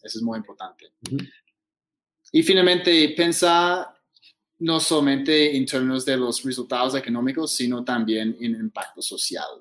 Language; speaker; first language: Spanish; non-native, fluent; English